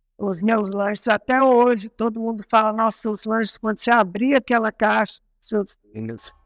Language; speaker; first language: Portuguese; early bilingual, other home language; Arabic